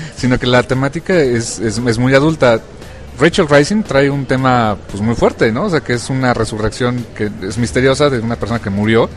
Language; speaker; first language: Spanish; native; Spanish